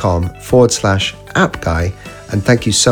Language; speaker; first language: English; native; English